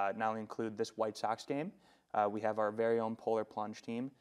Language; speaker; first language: English; native; English